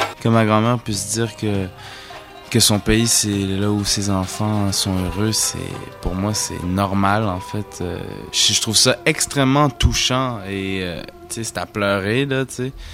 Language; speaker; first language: French; native; French